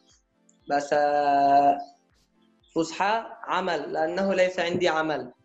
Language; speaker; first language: Indonesian; non-native, learner; Arabic